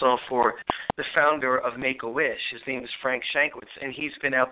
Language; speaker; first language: English; native; English